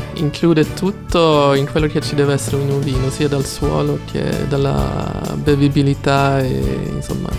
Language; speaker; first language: Italian; non-native, fluent; Swedish